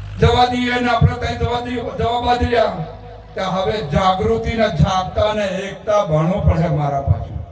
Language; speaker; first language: Gujarati; non-native, local second language; Rathawi